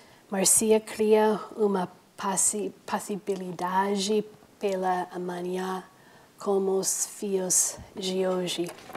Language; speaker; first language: Portuguese; non-native, learner; English